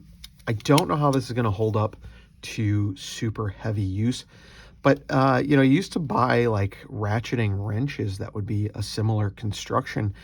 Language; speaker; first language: English; native; English